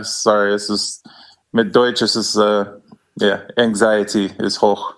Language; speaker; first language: German; non-native, learner; English